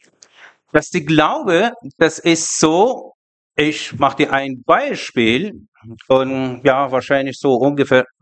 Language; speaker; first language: German; non-native, learner; Persian